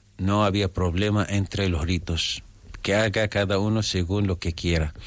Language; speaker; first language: Spanish; non-native, fluent; Arabic